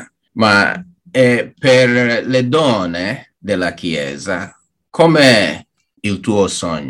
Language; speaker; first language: Italian; non-native, learner; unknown